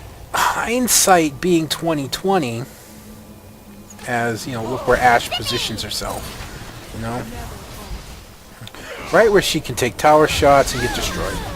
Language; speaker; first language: English; native; English